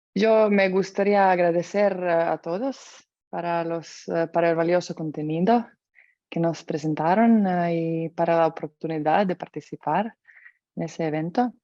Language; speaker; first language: Spanish; non-native, fluent; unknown